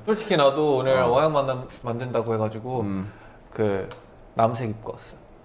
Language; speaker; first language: Korean; early bilingual, heritage; Korean